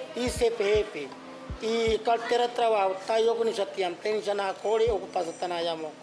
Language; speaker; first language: Spanish; non-native, local second language; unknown